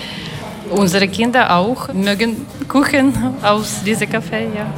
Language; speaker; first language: German; non-native, learner; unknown